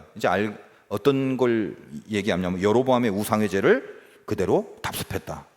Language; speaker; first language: Korean; native; Korean